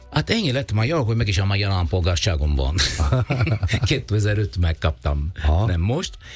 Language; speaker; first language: Hungarian; non-native, learner; Italian